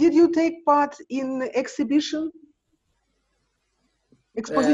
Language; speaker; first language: English; non-native, learner; Russian